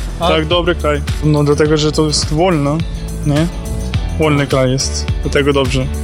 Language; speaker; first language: Polish; non-native, learner; Ukrainian